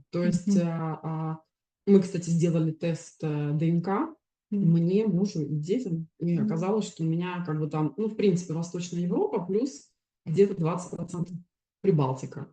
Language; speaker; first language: Russian; native; Russian